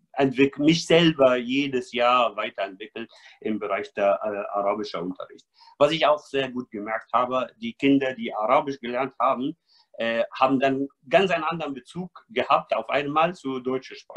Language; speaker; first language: German; non-native, fluent; Arabic